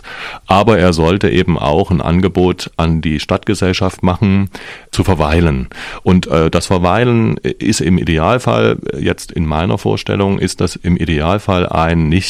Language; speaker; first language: German; native; German